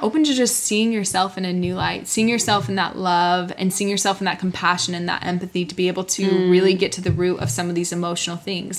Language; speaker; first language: English; early bilingual, other home language; Spanish